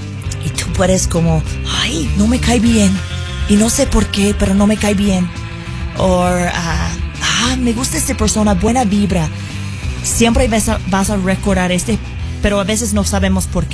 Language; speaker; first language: Spanish; non-native, fluent; English